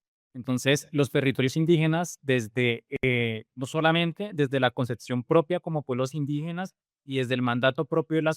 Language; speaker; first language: Spanish; native; Spanish